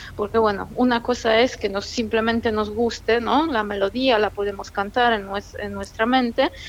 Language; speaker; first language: Spanish; non-native, fluent; Polish